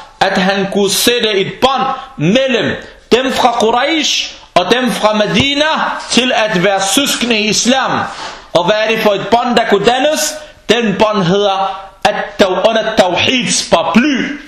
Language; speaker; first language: Danish; non-native, fluent; Arabic